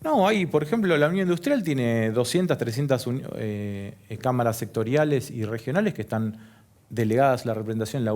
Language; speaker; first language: Spanish; native; Spanish